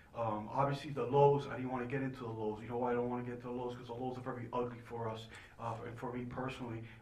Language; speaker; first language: English; early bilingual, other home language; Spanish